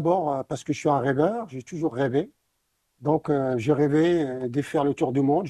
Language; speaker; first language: French; non-native, local second language; Arabic